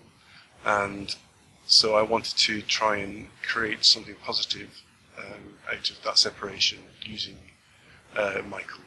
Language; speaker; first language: English; native; English